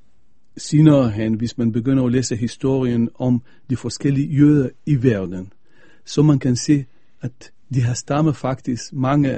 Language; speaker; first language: Danish; non-native, fluent; Arabic